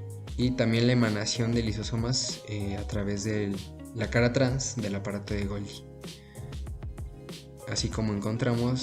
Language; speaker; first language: Spanish; native; Spanish